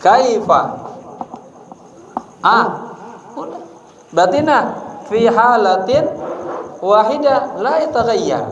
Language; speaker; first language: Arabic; non-native, fluent; Indonesian